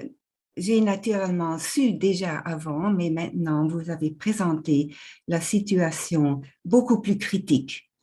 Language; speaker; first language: French; non-native, local second language; German